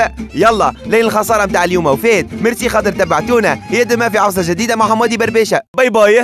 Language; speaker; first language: Arabic; native; Arabic